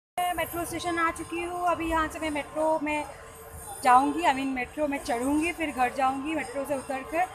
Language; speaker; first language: Hindi; non-native, local second language; Bangla